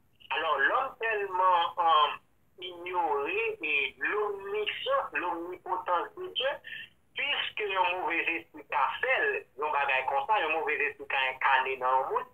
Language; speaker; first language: French; non-native, local second language; Haitian Creole